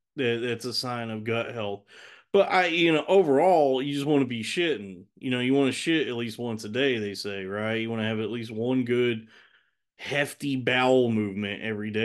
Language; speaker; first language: English; native; English